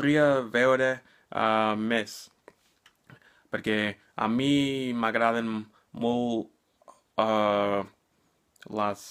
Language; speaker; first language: Catalan; non-native, learner; English